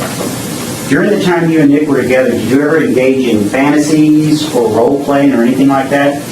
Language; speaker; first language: English; native; English